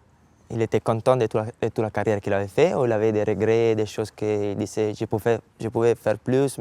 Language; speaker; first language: French; non-native, learner; Italian